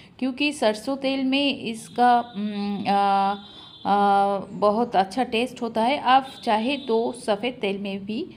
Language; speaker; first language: Hindi; non-native, local second language; Bangla